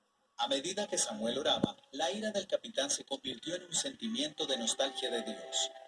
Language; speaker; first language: Spanish; native; Spanish